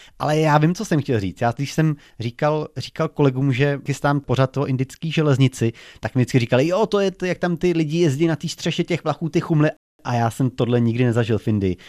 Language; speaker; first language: Czech; native; Czech